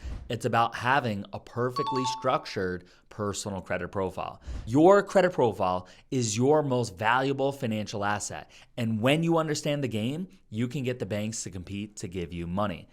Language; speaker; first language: English; native; English